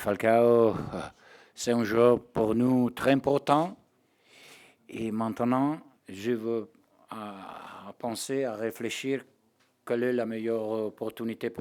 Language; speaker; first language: French; non-native, learner; Italian